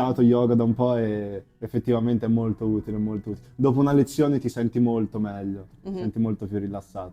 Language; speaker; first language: Italian; native; Italian